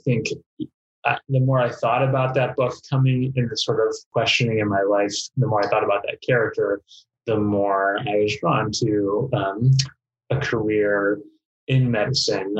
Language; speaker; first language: English; native; English